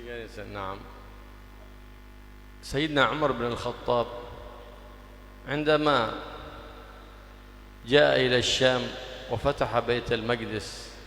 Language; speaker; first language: Arabic; native; Arabic